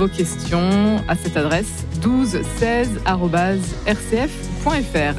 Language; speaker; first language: French; native; French